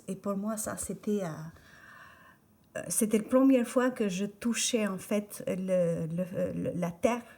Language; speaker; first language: French; non-native, fluent; Albanian